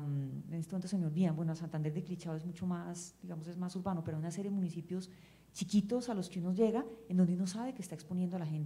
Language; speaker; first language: Spanish; native; Spanish